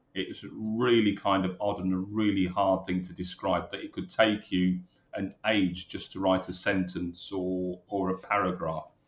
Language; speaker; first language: English; native; English